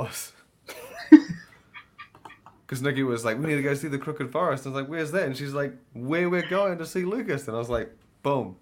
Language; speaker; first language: English; native; English